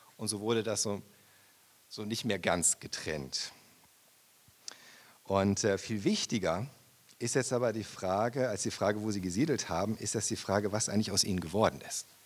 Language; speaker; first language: German; native; German